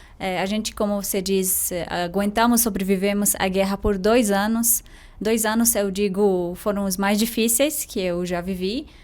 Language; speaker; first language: Portuguese; non-native, fluent; Arabic